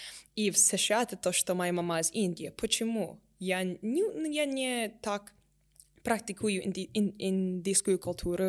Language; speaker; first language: Russian; non-native, learner; English